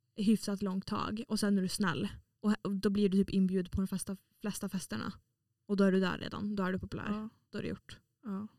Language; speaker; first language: Swedish; native; Swedish